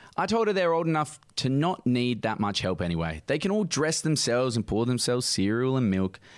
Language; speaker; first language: English; native; English